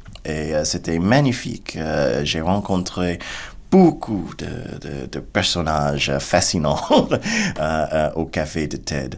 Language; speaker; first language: French; non-native, fluent; English